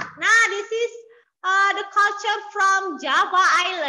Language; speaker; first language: English; non-native, learner; Indonesian